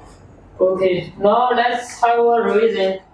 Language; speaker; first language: English; non-native, learner; Chinese